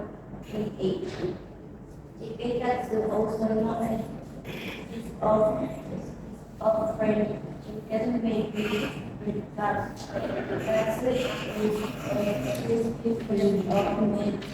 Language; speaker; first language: English; non-native, learner; Indonesian